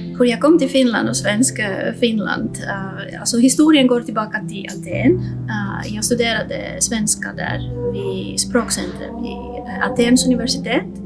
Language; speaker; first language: Swedish; non-native, fluent; Greek